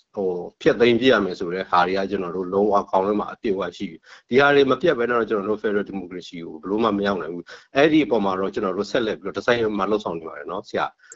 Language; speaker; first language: Burmese; non-native, local second language; S'gaw Karen